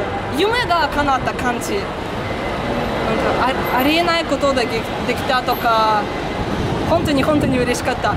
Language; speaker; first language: Japanese; non-native, learner; Russian